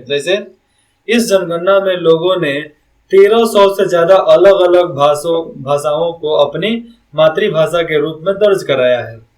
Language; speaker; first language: Hindi; native; Hindi